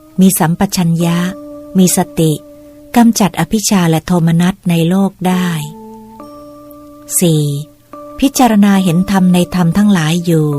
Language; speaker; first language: Thai; native; Thai